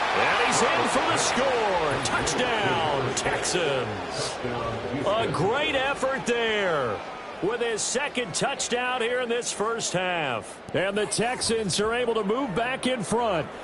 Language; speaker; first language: English; native; English